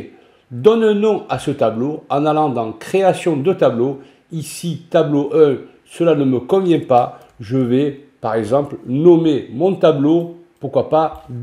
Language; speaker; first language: French; native; French